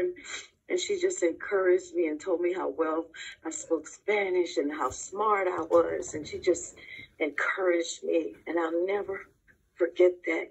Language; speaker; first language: English; native; English